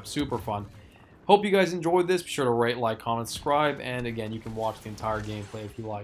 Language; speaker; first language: English; native; English